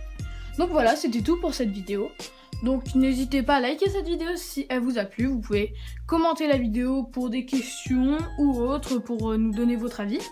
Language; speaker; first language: French; native; French